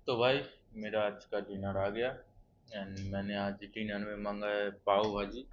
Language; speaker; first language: Hindi; non-native, local second language; Bangla